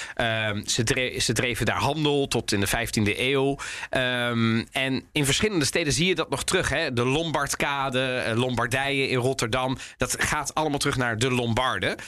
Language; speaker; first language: Dutch; early bilingual, other home language; Italian